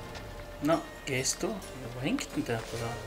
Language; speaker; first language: German; native; German